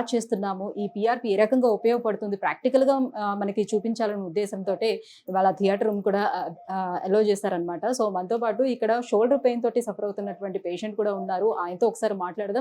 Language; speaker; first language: Telugu; native; Telugu